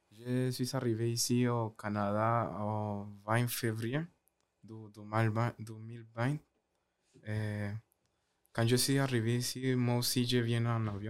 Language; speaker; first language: French; non-native, learner; Spanish